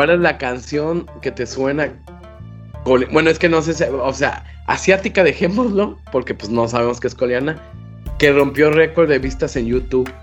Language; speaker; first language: Spanish; native; Spanish